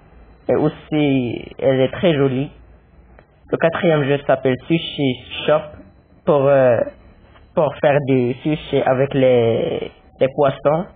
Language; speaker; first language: French; non-native, learner; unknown